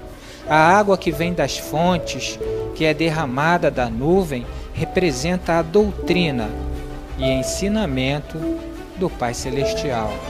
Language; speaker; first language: Portuguese; native; Portuguese